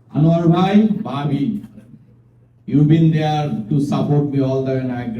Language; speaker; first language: English; non-native, local second language; Bangla